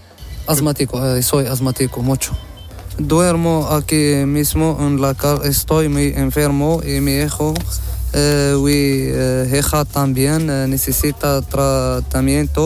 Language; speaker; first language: Spanish; non-native, learner; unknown